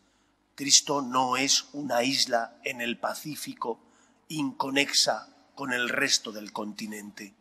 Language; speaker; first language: Spanish; native; Spanish